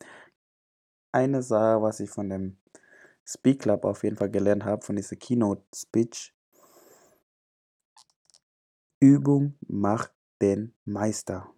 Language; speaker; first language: German; non-native, fluent; Indonesian